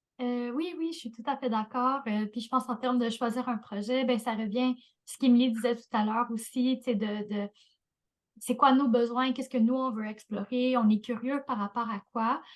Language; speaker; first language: French; native; French